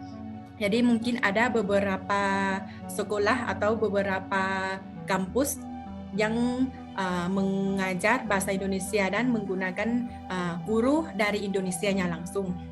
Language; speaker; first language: Indonesian; non-native, fluent; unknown